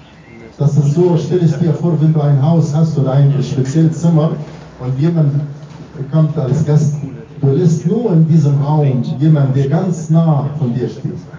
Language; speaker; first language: German; non-native, fluent; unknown